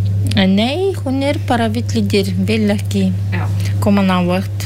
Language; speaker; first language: Icelandic; non-native, learner; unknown